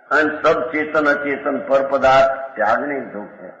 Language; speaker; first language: Hindi; non-native, local second language; Gujarati